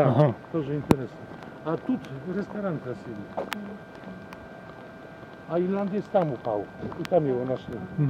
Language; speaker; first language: Russian; non-native, learner; Polish